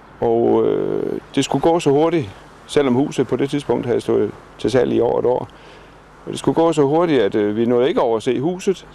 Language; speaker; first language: Danish; native; Danish